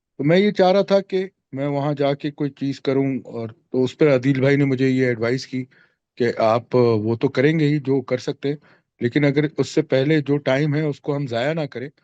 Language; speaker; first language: Urdu; native; Urdu